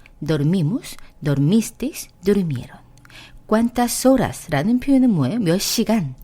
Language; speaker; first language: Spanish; non-native, fluent; Korean